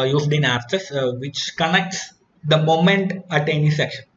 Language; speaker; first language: English; non-native, local second language; Malayalam